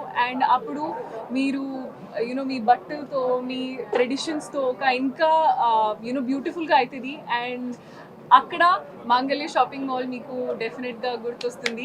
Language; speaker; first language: Telugu; non-native, fluent; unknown